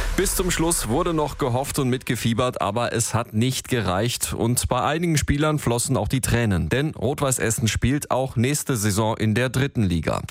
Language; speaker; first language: German; native; German